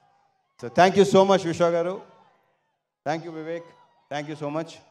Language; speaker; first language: Telugu; native; Telugu